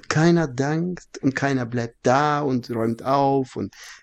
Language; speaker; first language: German; non-native, fluent; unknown